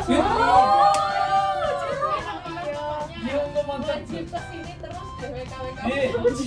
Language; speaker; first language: Japanese; native; Japanese